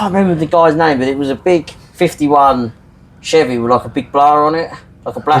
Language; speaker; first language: English; native; English